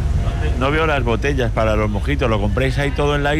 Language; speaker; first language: Spanish; native; Spanish